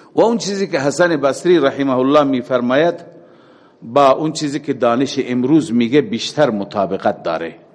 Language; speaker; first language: Persian; native; Persian